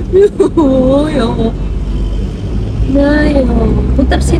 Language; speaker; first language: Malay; non-native, local second language; Javanese